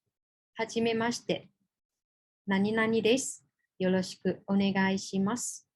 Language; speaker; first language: Japanese; non-native, fluent; Chinese